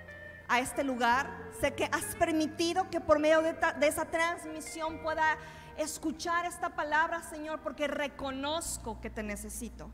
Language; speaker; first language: Spanish; native; Spanish